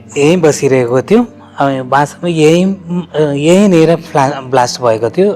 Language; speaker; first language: Nepali; non-native, fluent; Malayalam